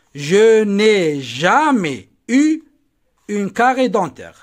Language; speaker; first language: French; non-native, local second language; Arabic